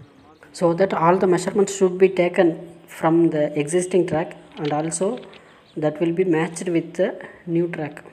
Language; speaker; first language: English; non-native, local second language; Tamil